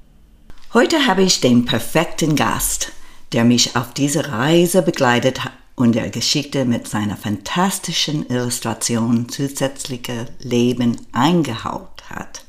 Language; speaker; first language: German; non-native, learner; English